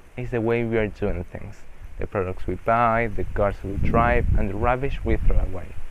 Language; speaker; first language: English; non-native, fluent; Spanish